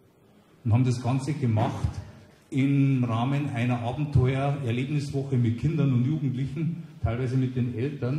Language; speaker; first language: German; native; German